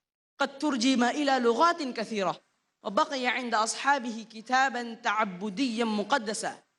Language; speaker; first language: Arabic; non-native, learner; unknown